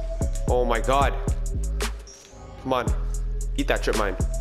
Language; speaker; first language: English; native; English